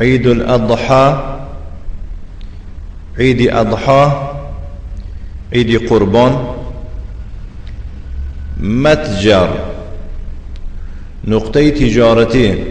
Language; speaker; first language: Arabic; non-native, fluent; Tajik